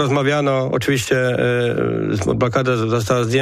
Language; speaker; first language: Polish; native; Polish